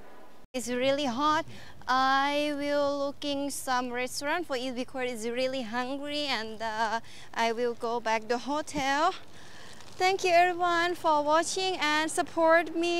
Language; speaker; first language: English; non-native, learner; Thai